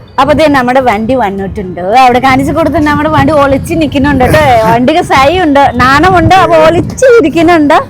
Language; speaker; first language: Malayalam; non-native, learner; Nepali